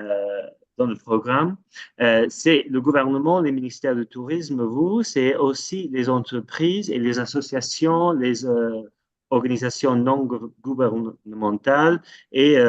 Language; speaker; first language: French; non-native, fluent; English